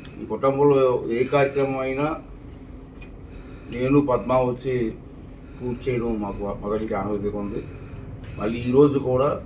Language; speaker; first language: Telugu; native; Telugu